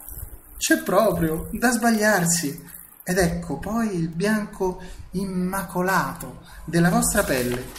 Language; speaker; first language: Italian; native; Italian